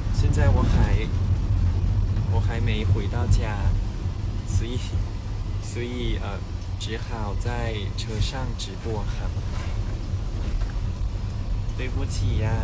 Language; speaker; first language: Chinese; non-native, learner; Thai